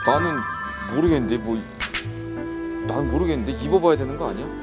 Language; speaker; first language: Korean; native; Korean